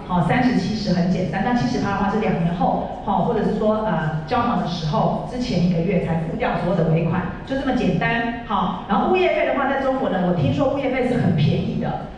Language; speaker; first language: Chinese; native; Chinese